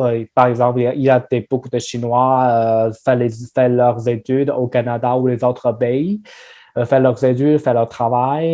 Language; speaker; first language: French; non-native, learner; Chinese